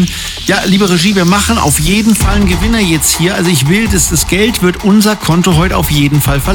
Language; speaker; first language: German; native; German